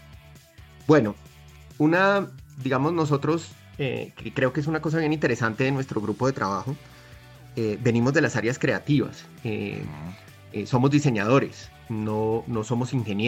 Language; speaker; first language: Spanish; native; Spanish